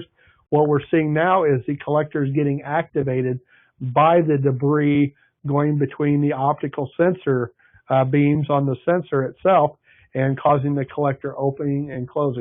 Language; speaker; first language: English; native; English